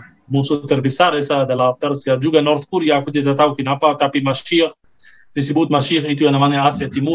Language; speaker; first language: Indonesian; non-native, fluent; Arabic